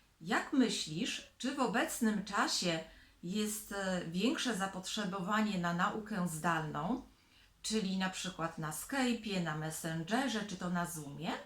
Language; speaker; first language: Polish; native; Polish